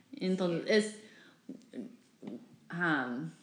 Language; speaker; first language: Spanish; non-native, fluent; English